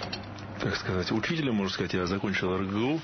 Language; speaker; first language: Russian; native; Russian